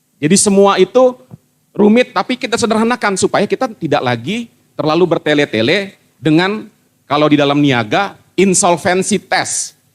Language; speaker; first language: Indonesian; native; Indonesian